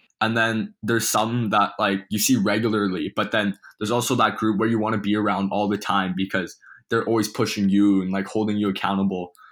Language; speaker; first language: English; early bilingual, other home language; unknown